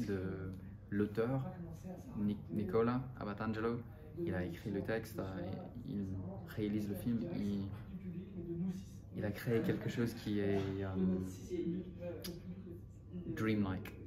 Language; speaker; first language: French; non-native, fluent; English